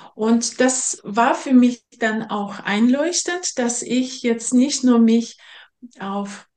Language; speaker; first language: German; non-native, fluent; Russian